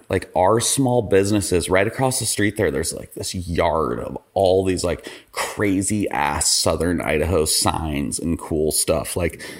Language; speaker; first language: English; native; English